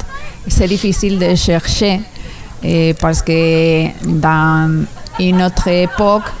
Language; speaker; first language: French; non-native, learner; Spanish